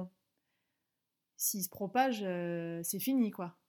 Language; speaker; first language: French; native; French